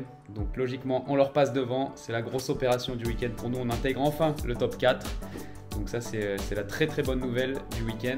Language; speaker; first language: French; native; French